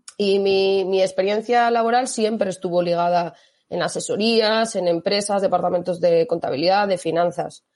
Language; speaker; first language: Spanish; native; Spanish